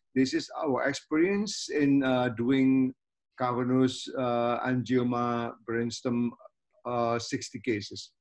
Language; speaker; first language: English; non-native, fluent; Indonesian